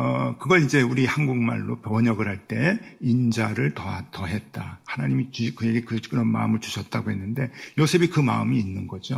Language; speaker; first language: Korean; native; Korean